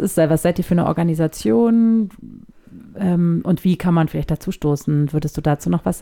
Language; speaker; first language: German; native; German